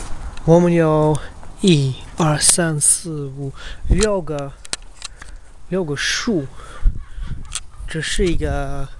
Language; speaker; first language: Chinese; non-native, learner; Dutch